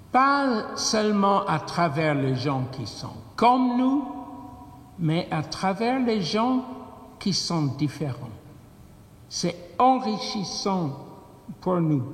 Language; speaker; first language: French; non-native, fluent; English